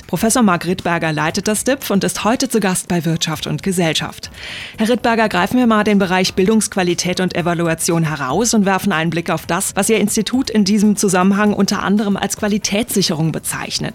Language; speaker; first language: German; native; German